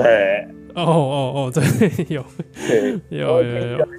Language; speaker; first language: Chinese; non-native, learner; English